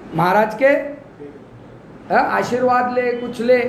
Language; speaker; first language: Hindi; non-native, local second language; Marathi